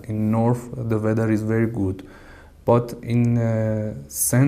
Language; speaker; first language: English; non-native, learner; Persian